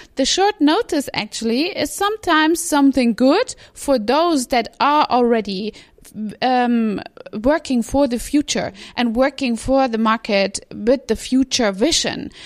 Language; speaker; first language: English; non-native, fluent; German